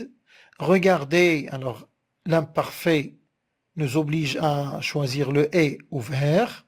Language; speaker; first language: French; non-native, local second language; Arabic